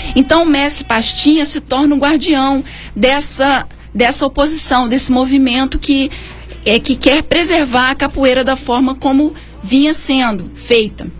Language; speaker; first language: Portuguese; native; Portuguese